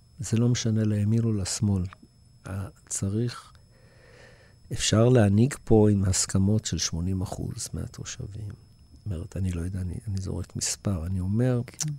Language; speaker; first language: Hebrew; early bilingual, other home language; English